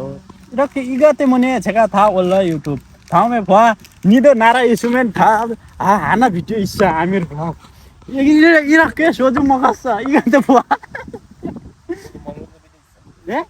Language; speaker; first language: Korean; non-native, learner; Nepali